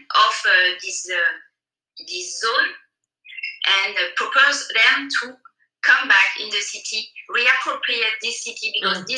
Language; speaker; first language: English; non-native, learner; French